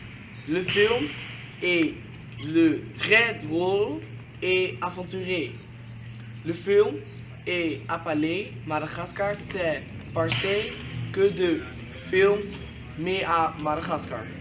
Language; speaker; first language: French; non-native, learner; Dutch